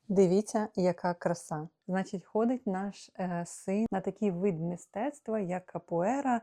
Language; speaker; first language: Ukrainian; non-native, local second language; Russian